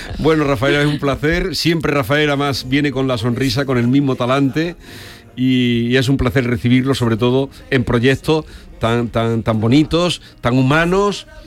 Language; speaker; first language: Spanish; native; Spanish